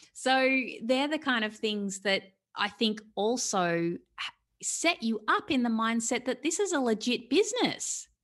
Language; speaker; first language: English; native; English